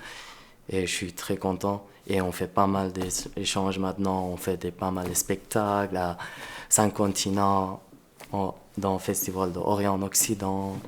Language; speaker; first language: French; non-native, fluent; Persian